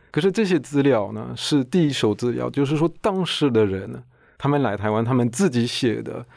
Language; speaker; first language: Chinese; non-native, fluent; French